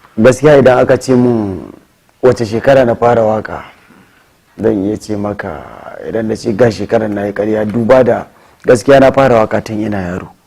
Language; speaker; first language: Hausa; native; Hausa